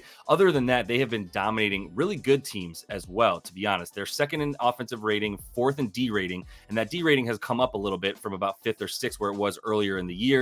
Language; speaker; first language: English; native; English